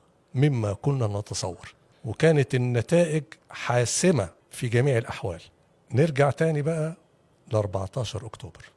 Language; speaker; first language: Arabic; native; Arabic